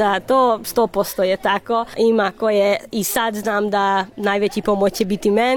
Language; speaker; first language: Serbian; non-native, local second language; Hungarian